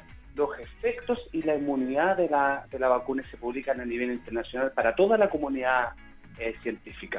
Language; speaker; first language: Spanish; native; Spanish